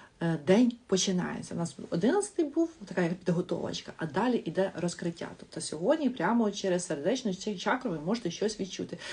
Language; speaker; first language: Ukrainian; non-native, local second language; Russian